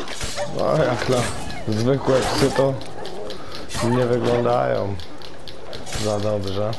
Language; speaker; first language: Polish; native; Polish